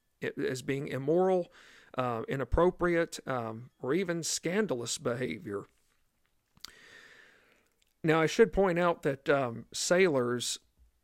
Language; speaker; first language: English; native; English